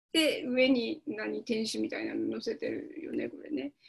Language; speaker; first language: Japanese; native; Japanese